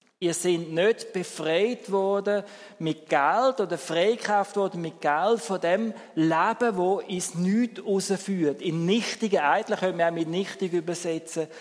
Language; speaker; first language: German; native; German